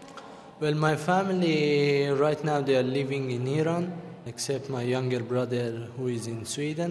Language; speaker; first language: English; non-native, learner; Persian